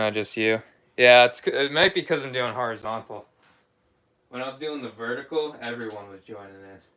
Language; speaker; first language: English; native; English